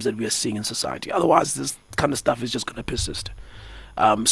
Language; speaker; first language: English; non-native, local second language; Zulu